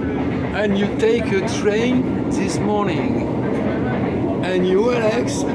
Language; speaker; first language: English; non-native, learner; French